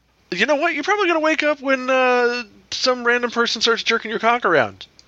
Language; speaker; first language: English; native; English